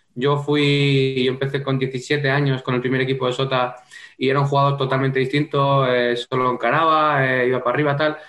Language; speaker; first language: Spanish; native; Spanish